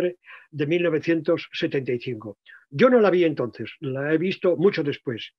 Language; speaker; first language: Spanish; native; Spanish